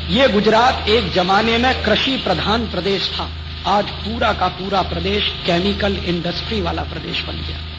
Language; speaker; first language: Hindi; native; Hindi